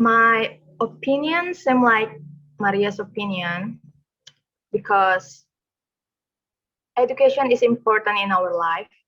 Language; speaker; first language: English; non-native, learner; Indonesian